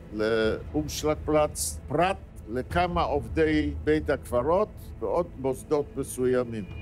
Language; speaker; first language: Hebrew; non-native, fluent; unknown